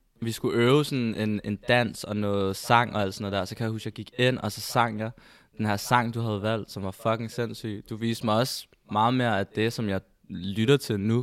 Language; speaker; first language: Danish; early bilingual, other home language; Spanish